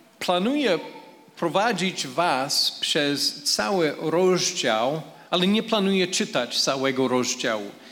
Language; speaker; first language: Polish; non-native, fluent; English